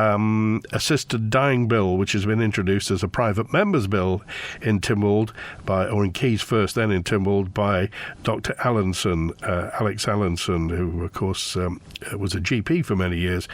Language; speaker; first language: English; native; English